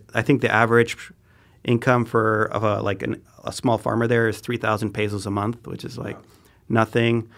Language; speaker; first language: English; non-native, fluent; Spanish